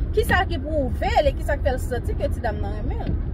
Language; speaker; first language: French; non-native, local second language; Haitian Creole